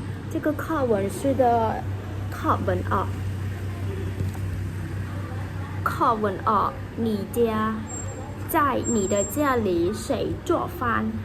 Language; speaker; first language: Chinese; non-native, learner; Khmer